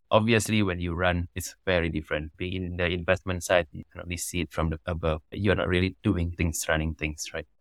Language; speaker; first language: English; non-native, fluent; Indonesian